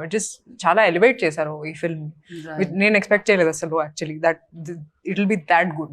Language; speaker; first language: Telugu; non-native, local second language; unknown